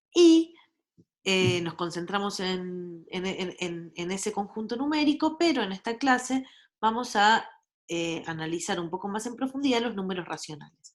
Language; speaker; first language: Spanish; native; Spanish